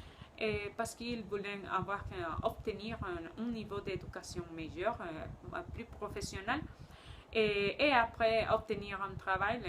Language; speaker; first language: French; non-native, learner; Spanish